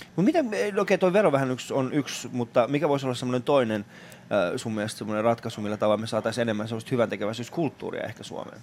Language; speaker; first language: Finnish; native; Finnish